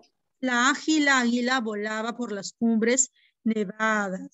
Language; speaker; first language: Spanish; native; Spanish